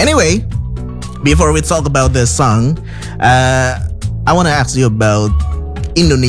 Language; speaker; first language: English; non-native, fluent; Indonesian